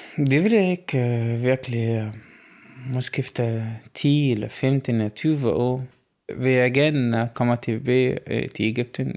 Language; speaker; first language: Danish; non-native, learner; Arabic